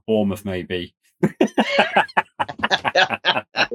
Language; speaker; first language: English; native; English